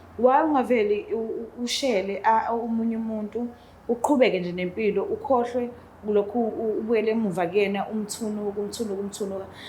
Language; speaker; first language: Zulu; native; Zulu